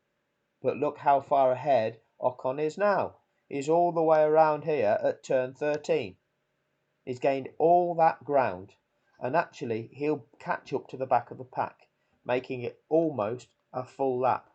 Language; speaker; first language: English; native; English